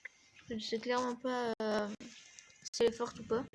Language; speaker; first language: French; native; French